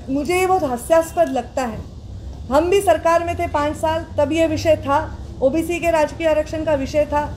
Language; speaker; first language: Hindi; non-native, local second language; Marathi